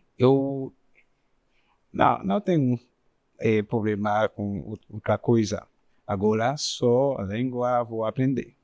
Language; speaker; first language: Portuguese; non-native, learner; Haitian Creole